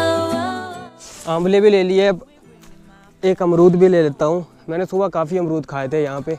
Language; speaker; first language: Hindi; native; Hindi